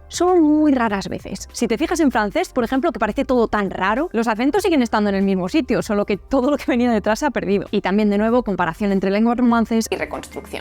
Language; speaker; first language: Spanish; native; Spanish